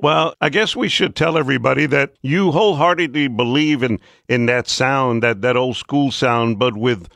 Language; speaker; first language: English; early bilingual, other home language; Spanish